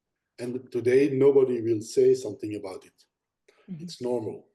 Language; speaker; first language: English; non-native, fluent; Dutch